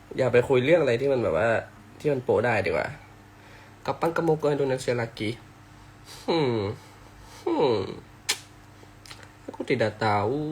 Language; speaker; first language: Thai; native; Thai